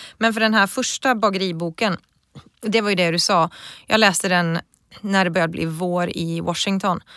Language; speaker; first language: Swedish; native; Swedish